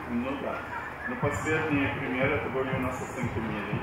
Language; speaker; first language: Russian; non-native, fluent; Swedish